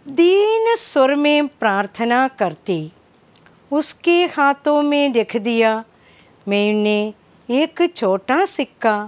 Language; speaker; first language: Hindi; non-native, local second language; Malayalam